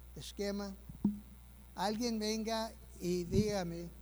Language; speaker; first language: Spanish; early bilingual, heritage; Spanish